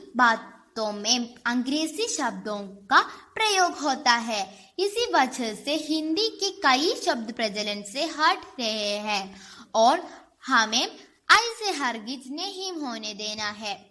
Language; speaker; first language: Hindi; non-native, local second language; Malayalam